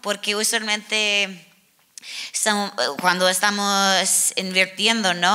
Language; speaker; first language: Spanish; non-native, learner; English